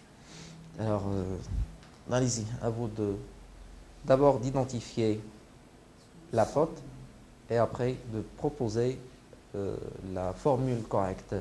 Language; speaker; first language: French; non-native, local second language; Arabic